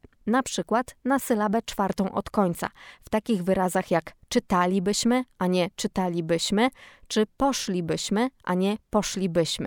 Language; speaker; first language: Polish; native; Polish